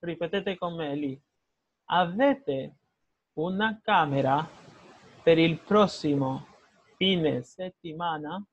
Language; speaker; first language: Italian; non-native, fluent; Spanish